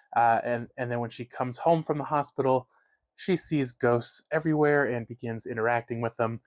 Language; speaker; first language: English; native; English